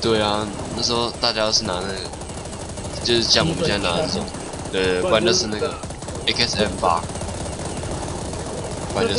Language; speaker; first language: Chinese; native; Chinese